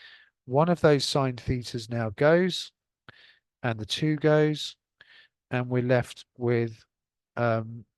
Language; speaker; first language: English; native; English